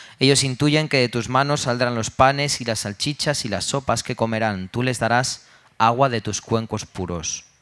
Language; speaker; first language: Spanish; early bilingual, other home language; Romanian